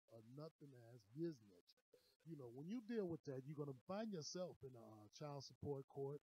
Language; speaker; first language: English; native; English